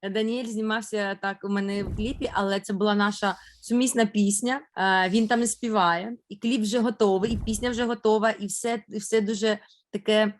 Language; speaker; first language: Ukrainian; non-native, local second language; Russian